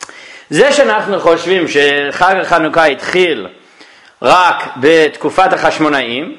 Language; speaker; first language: Hebrew; non-native, fluent; English